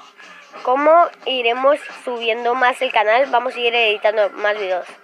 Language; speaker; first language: Spanish; native; Spanish